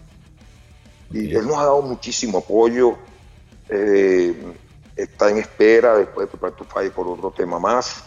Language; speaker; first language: Spanish; native; Spanish